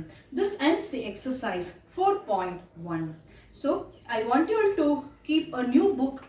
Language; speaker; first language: English; non-native, local second language; Kannada